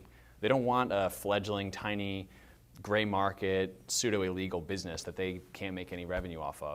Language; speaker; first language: English; native; English